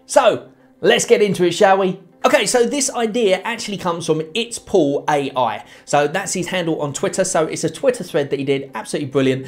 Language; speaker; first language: English; native; English